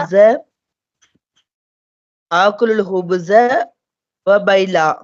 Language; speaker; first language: Arabic; non-native, learner; Tamil